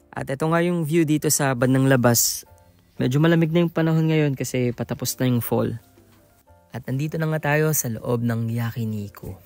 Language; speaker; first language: Filipino; non-native, local second language; Iloko